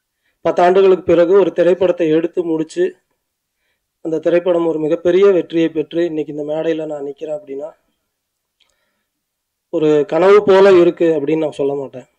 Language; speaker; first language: Tamil; native; Tamil